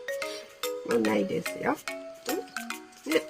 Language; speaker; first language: Japanese; native; Japanese